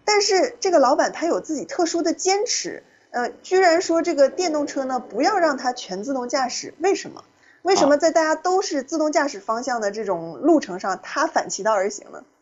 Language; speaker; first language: Chinese; native; Chinese